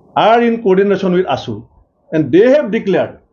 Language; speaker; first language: English; non-native, local second language; Assamese